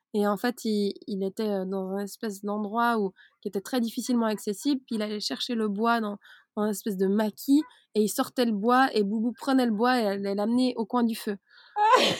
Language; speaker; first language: French; native; French